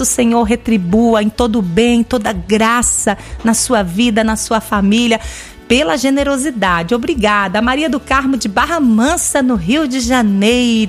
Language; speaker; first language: Portuguese; native; Portuguese